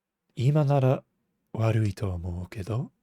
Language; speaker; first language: Japanese; non-native, fluent; English